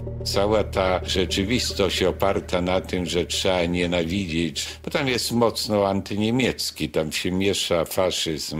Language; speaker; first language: Polish; native; Polish